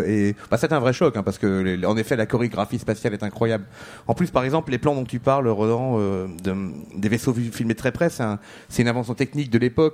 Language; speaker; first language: French; native; French